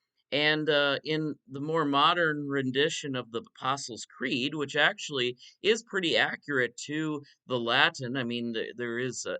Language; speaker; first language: English; native; English